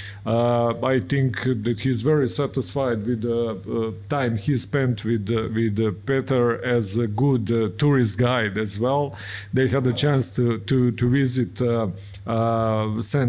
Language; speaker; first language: English; non-native, fluent; Serbian